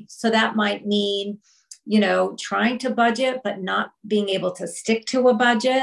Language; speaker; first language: English; native; English